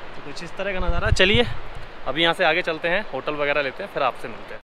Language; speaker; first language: Hindi; native; Hindi